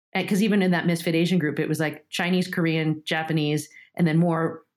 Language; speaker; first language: English; early bilingual, other home language; Japanese